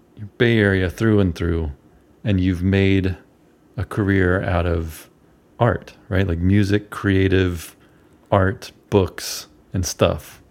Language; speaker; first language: English; native; English